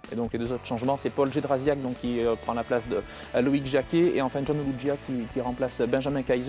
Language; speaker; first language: French; native; French